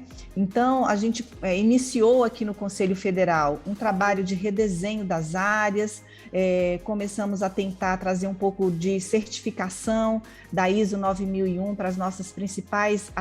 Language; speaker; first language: Portuguese; native; Portuguese